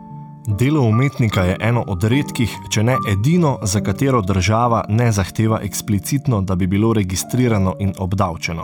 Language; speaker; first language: Slovenian; native; Slovenian